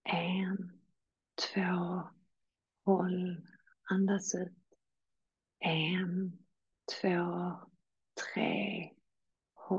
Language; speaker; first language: Swedish; native; Swedish